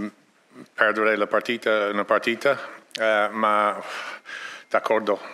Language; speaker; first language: Italian; non-native, learner; English